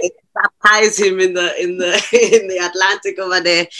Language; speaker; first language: English; non-native, local second language; Hungarian